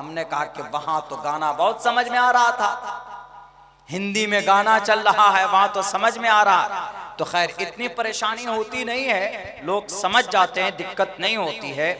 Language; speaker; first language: Hindi; native; Hindi